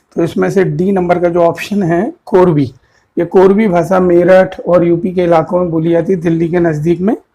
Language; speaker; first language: Hindi; native; Hindi